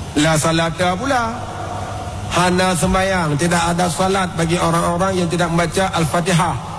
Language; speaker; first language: Indonesian; non-native, local second language; Achinese